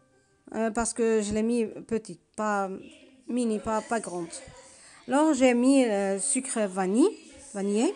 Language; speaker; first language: French; non-native, learner; Arabic